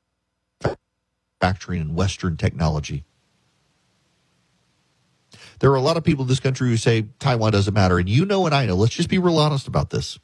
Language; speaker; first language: English; native; English